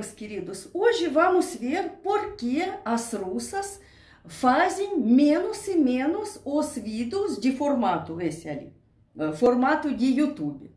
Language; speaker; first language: Portuguese; non-native, learner; Russian